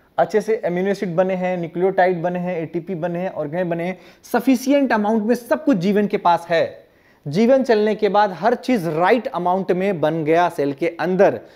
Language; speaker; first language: Hindi; non-native, local second language; Gujarati